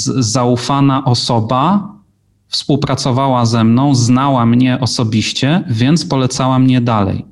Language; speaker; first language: Polish; native; Polish